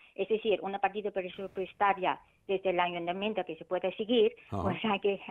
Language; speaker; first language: Spanish; non-native, fluent; German